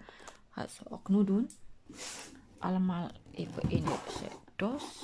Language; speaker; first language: Dutch; non-native, learner; Indonesian